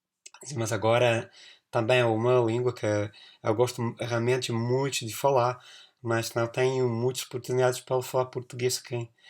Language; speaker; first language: Portuguese; non-native, fluent; English